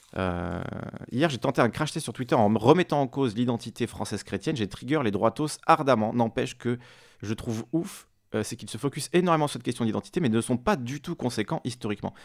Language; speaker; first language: French; native; French